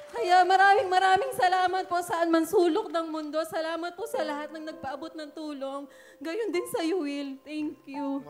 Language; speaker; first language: Filipino; native; Filipino